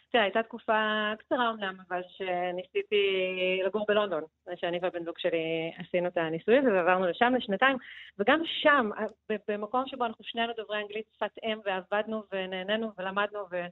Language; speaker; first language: Hebrew; early bilingual, other home language; Russian